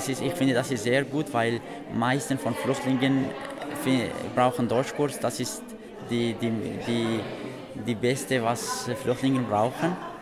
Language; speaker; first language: German; non-native, learner; Arabic